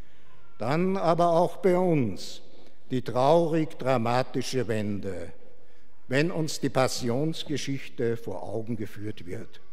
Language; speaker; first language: German; native; German